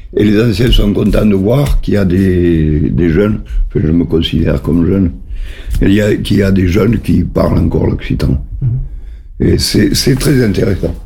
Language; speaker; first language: French; native; French